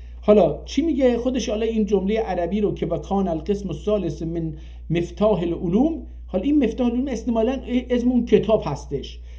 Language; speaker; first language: Persian; non-native, local second language; Azerbaijani